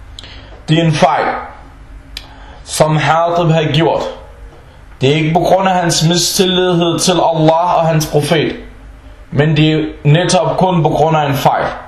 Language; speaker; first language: Danish; early bilingual, other home language; Arabic